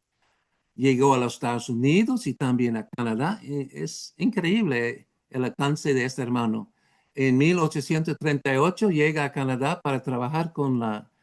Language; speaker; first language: Spanish; non-native, fluent; English